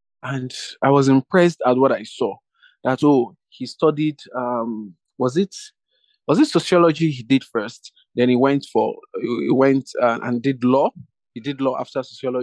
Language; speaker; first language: English; non-native, local second language; Yoruba